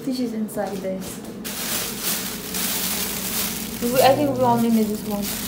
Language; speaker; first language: English; non-native, fluent; Nepali